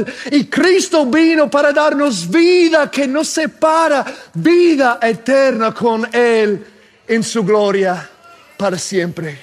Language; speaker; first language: Spanish; non-native, fluent; English